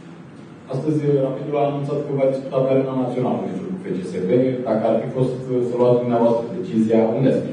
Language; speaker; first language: Romanian; native; Romanian